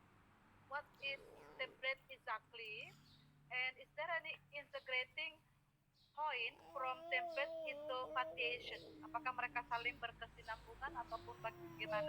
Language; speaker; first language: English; non-native, fluent; Indonesian